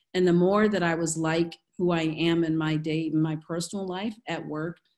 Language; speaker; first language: English; native; English